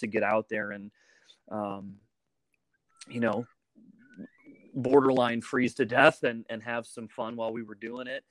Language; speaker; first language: English; native; English